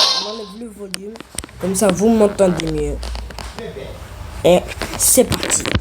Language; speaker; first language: French; native; French